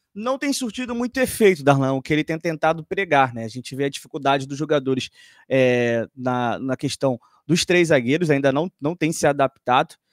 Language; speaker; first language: Portuguese; native; Portuguese